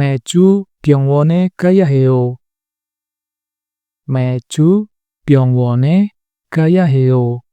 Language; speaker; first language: Korean; non-native, fluent; Indonesian